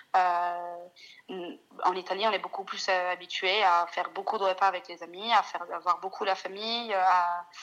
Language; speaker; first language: French; non-native, fluent; Italian